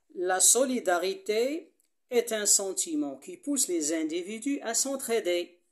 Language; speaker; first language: French; non-native, local second language; Arabic